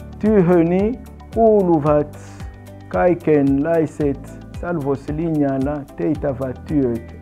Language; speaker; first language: Finnish; non-native, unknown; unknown